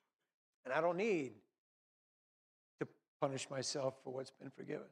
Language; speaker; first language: English; native; English